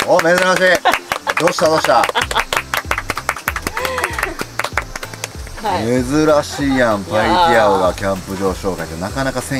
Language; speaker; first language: Japanese; native; Japanese